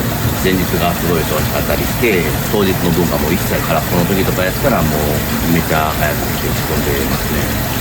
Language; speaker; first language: Japanese; native; Japanese